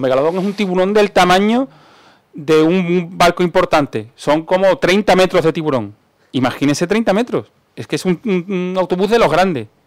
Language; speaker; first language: Spanish; native; Spanish